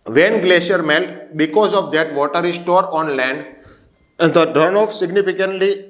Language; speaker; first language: English; non-native, local second language; Gujarati